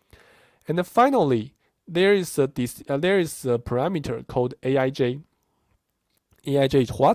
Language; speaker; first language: English; non-native, fluent; Chinese